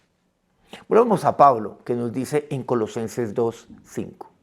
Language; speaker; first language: Spanish; native; Spanish